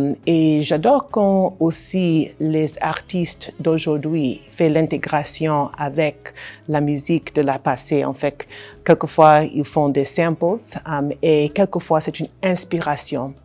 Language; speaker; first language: French; non-native, fluent; English